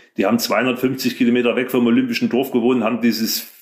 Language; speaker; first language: German; native; German